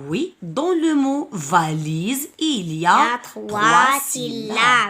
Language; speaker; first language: French; non-native, local second language; Arabic